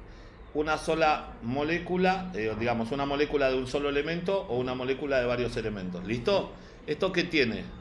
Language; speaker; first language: Spanish; native; Spanish